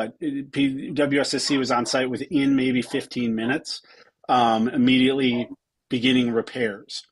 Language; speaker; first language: English; native; English